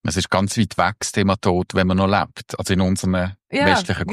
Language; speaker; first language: German; native; German